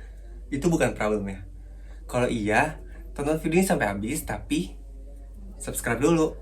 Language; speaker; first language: Indonesian; native; Indonesian